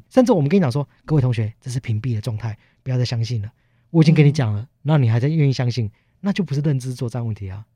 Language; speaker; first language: Chinese; native; Chinese